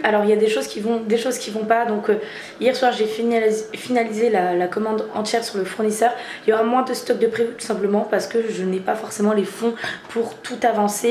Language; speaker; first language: French; native; French